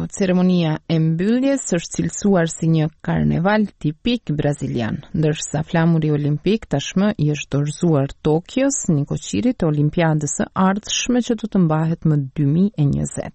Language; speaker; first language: Albanian; native; Albanian